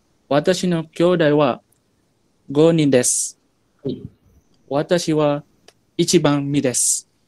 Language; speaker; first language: Japanese; non-native, learner; Malay